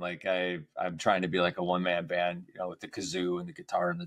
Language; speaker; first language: English; native; English